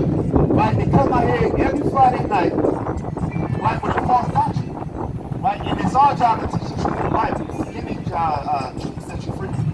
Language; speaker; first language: English; native; English